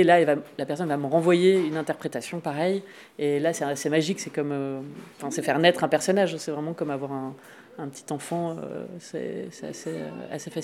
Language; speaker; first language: French; native; French